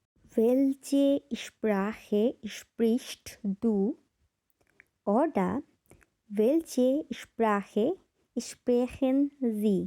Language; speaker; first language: German; non-native, learner; Bangla